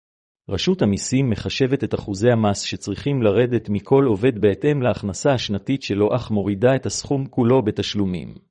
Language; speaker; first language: Hebrew; native; Hebrew